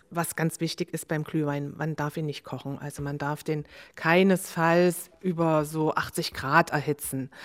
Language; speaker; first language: German; native; German